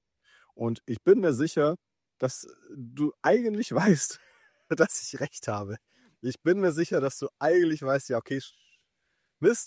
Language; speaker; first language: German; native; German